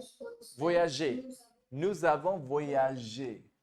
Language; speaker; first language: French; non-native, fluent; Hindi